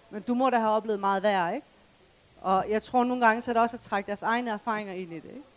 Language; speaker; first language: Danish; early bilingual, other home language; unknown